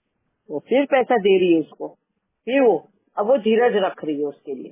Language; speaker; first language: Hindi; native; Hindi